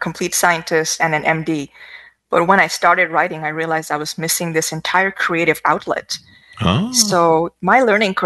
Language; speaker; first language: English; non-native, local second language; Urdu